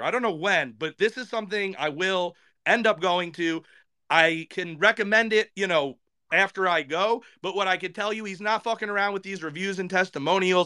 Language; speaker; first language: English; native; English